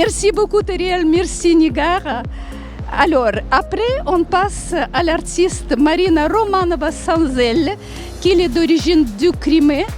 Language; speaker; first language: French; non-native, fluent; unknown